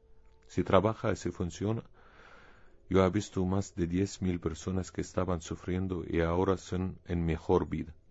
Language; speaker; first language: Spanish; non-native, learner; Arabic